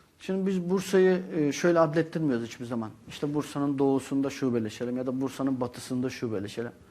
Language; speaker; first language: Turkish; native; Turkish